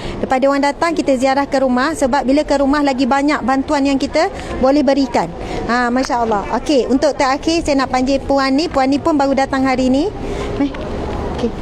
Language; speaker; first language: Malay; native; Malay